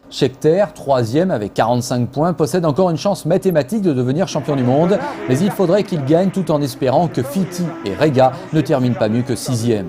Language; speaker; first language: French; native; French